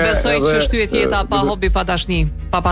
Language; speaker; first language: Albanian; native; Albanian